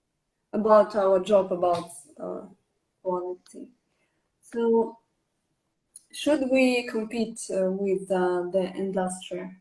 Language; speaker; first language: English; non-native, learner; Russian